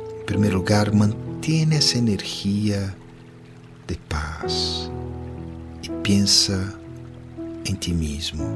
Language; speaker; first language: Spanish; non-native, fluent; Portuguese